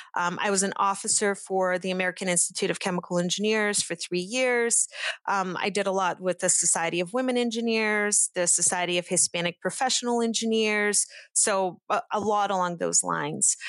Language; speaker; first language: English; early bilingual, other home language; Portuguese